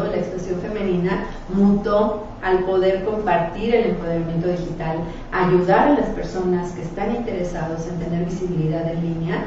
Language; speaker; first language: Spanish; native; Spanish